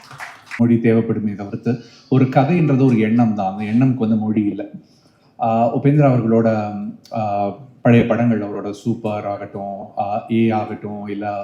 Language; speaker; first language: Tamil; native; Tamil